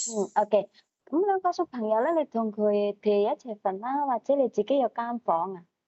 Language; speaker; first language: Cantonese; native; Cantonese